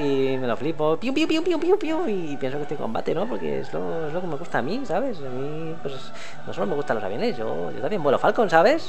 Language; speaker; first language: Spanish; native; Spanish